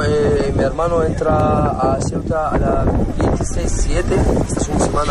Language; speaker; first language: Spanish; non-native, learner; Arabic